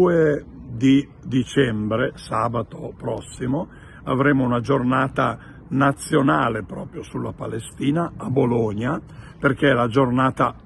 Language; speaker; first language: Italian; native; Italian